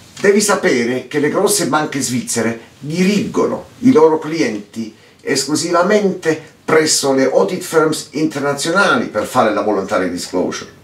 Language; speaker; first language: Italian; early bilingual, heritage; Italian